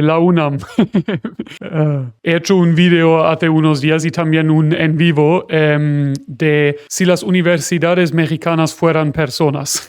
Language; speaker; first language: Spanish; non-native, fluent; German